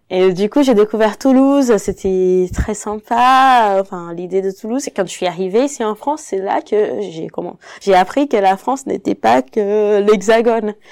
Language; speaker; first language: French; non-native, fluent; Portuguese